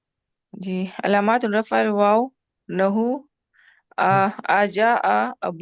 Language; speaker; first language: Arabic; non-native, learner; Urdu